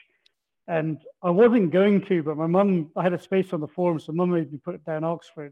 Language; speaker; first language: English; native; English